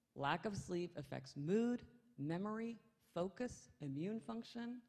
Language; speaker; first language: English; native; English